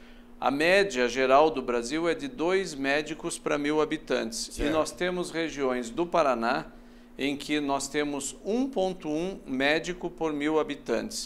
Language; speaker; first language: Portuguese; native; Portuguese